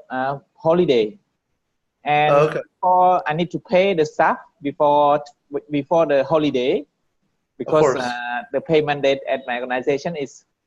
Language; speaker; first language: English; non-native, learner; Vietnamese